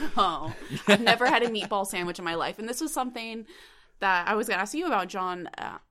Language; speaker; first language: English; early bilingual, other home language; Swedish